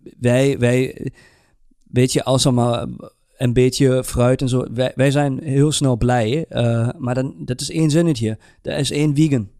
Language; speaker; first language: Dutch; non-native, fluent; German